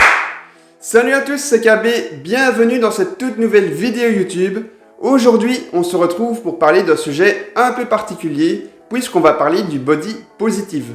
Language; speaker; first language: French; native; French